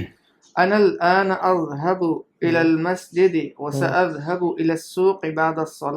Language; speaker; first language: Arabic; non-native, learner; Urdu